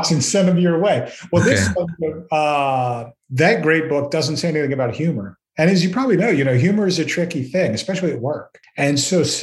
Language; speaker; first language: English; native; English